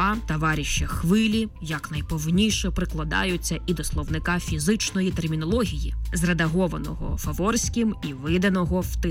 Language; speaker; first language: Ukrainian; native; Ukrainian